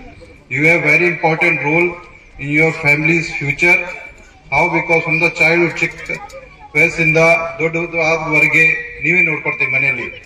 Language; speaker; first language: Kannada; non-native, fluent; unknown